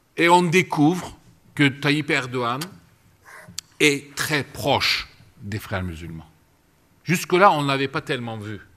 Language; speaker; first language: French; non-native, fluent; Turkish